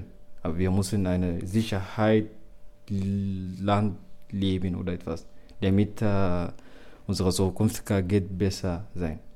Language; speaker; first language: German; non-native, learner; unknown